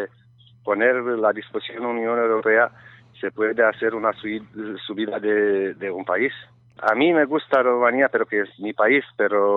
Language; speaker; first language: Spanish; non-native, learner; Romanian